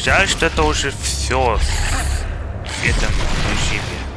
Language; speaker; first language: Russian; early bilingual, heritage; Russian